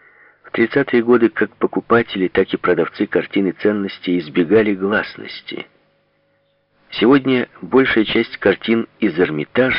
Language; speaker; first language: Russian; native; Russian